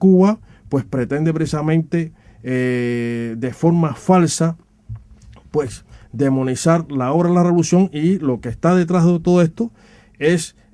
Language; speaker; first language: Spanish; native; Spanish